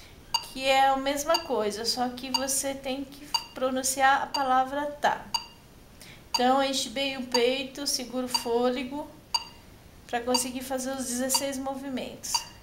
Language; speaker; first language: Portuguese; native; Portuguese